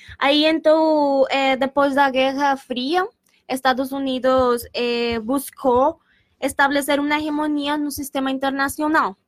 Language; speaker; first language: Portuguese; non-native, learner; Spanish